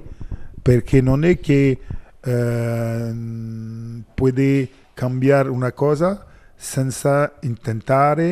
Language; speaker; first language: Spanish; non-native, learner; French